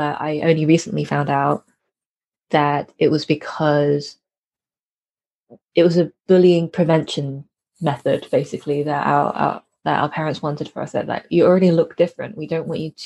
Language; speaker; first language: English; native; English